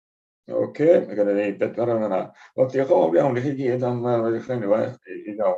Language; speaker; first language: Welsh; native; Welsh